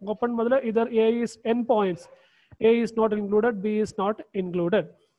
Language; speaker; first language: English; non-native, local second language; Malayalam